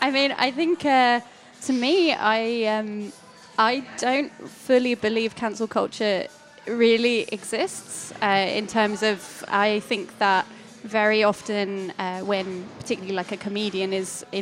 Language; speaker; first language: English; native; English